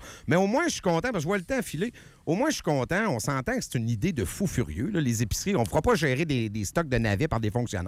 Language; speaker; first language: French; native; French